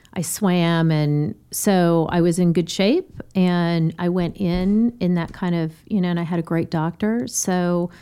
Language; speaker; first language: English; native; English